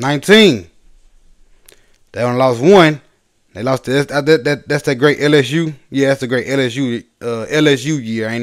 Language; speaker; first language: English; native; English